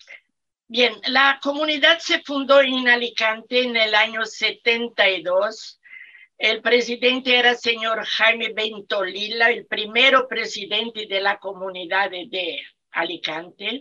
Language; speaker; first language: Spanish; non-native, fluent; Portuguese